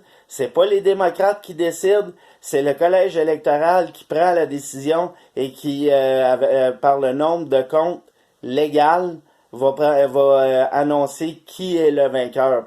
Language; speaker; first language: French; native; French